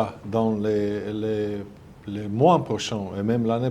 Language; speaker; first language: French; non-native, fluent; Romanian